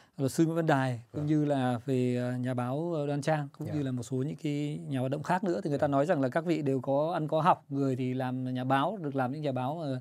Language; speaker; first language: Vietnamese; native; Vietnamese